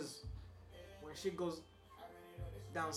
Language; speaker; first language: English; non-native, local second language; Swahili